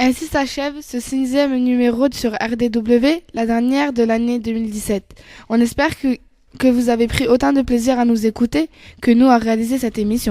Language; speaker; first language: French; native; French